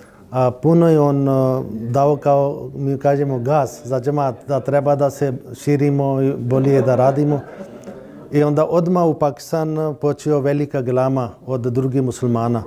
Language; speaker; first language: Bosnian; non-native, learner; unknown